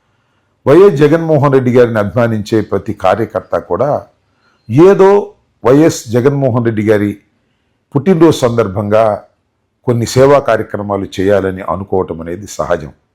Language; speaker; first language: Telugu; native; Telugu